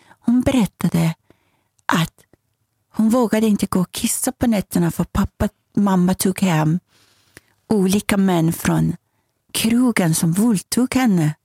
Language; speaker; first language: Swedish; non-native, fluent; Persian